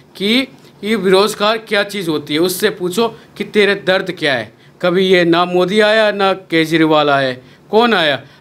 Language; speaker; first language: Hindi; native; Hindi